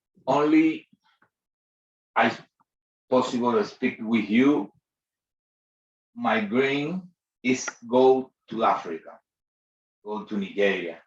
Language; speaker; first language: English; non-native, learner; Spanish